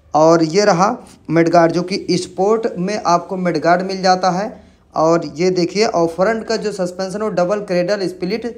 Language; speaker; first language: Hindi; native; Hindi